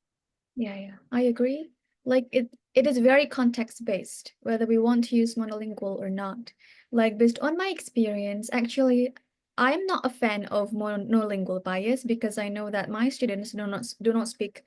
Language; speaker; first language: English; non-native, fluent; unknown